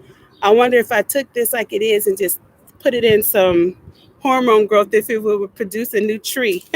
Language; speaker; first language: English; native; English